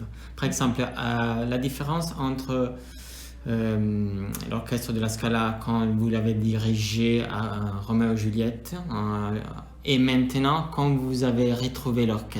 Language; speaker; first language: French; non-native, fluent; Italian